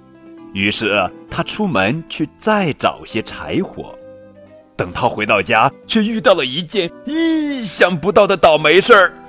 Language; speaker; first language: Chinese; native; Chinese